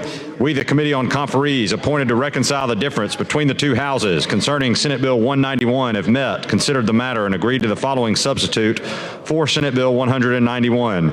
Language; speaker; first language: English; native; English